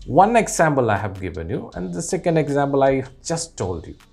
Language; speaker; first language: English; non-native, local second language; Malayalam